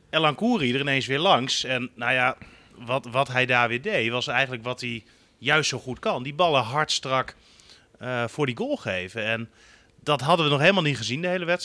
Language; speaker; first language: Dutch; native; Dutch